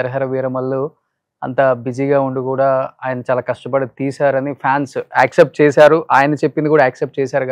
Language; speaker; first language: Telugu; native; Telugu